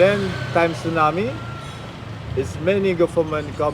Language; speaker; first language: English; non-native, learner; Indonesian